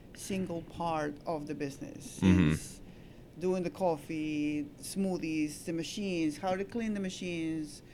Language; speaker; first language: English; non-native, fluent; Spanish